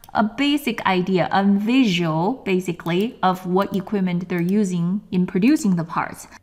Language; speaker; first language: English; non-native, fluent; Chinese